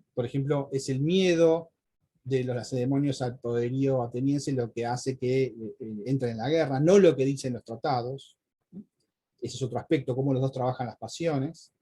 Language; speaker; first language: Spanish; native; Spanish